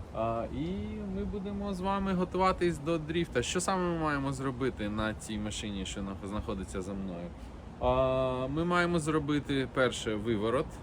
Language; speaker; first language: Ukrainian; non-native, fluent; Russian